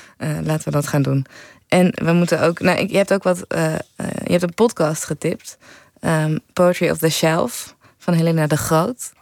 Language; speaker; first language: Dutch; native; Dutch